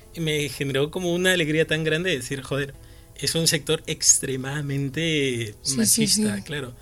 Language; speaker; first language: Spanish; native; Spanish